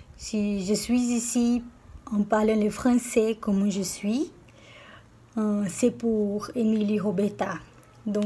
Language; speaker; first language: French; non-native, learner; Portuguese